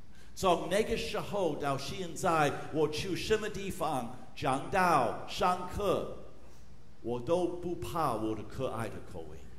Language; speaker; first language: Chinese; non-native, fluent; English